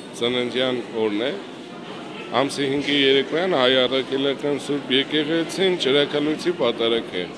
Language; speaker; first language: Armenian; native; Armenian